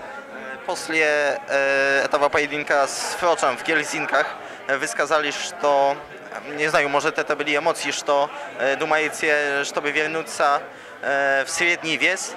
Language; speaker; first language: Russian; non-native, fluent; Polish